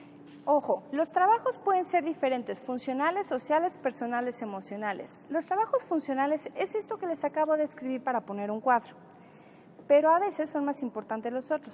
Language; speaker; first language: Spanish; native; Spanish